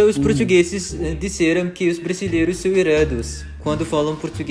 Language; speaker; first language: Portuguese; non-native, learner; Filipino